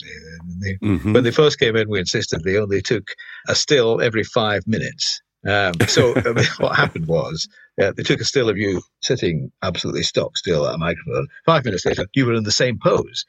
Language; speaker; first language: English; native; English